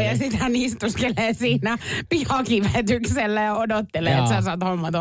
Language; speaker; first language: Finnish; native; Finnish